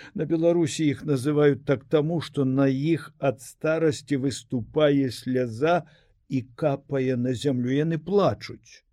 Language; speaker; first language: Belarusian; native; Belarusian